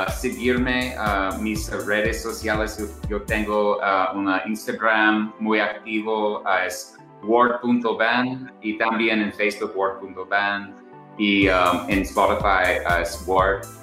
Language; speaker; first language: Spanish; non-native, learner; English